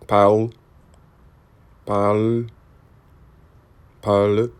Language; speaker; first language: French; non-native, learner; English